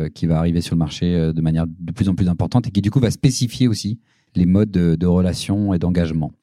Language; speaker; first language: French; native; French